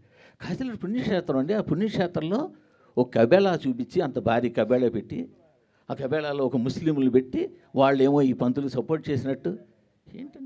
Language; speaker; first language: Telugu; native; Telugu